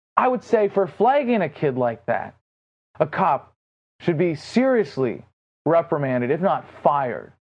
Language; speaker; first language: English; native; English